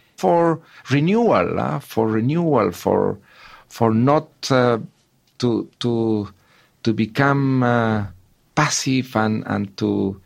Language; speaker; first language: English; non-native, fluent; Spanish